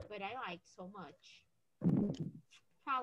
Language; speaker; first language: English; non-native, learner; Portuguese